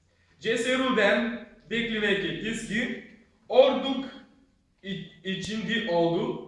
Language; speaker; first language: Turkish; non-native, learner; Bulgarian